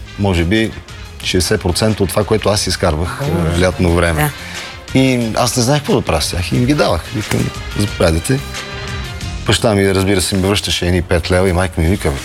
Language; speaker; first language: Bulgarian; native; Bulgarian